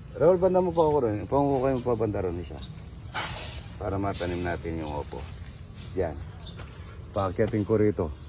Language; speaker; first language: Filipino; non-native, local second language; Pampanga